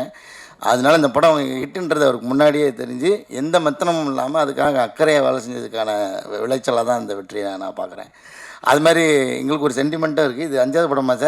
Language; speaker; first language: Tamil; native; Tamil